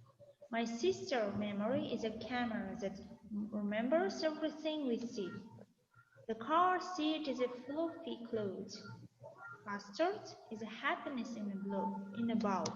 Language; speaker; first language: English; non-native, fluent; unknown